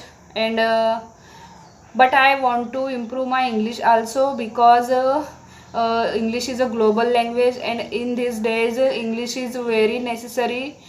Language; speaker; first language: English; non-native, learner; Marathi